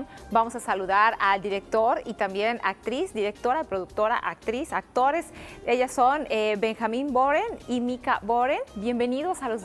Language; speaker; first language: Spanish; native; Spanish